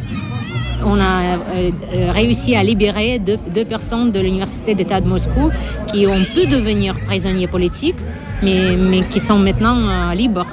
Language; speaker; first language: French; non-native, fluent; Russian